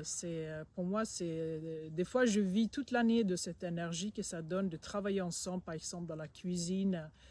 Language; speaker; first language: French; non-native, fluent; Swedish